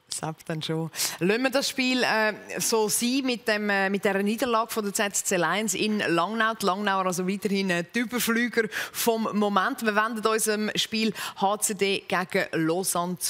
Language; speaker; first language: German; native; German